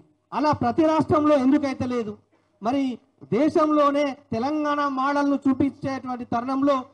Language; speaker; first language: Telugu; native; Telugu